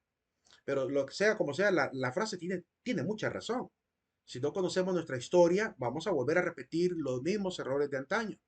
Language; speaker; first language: Spanish; native; Spanish